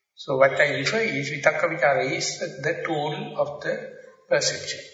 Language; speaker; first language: English; non-native, local second language; Sinhala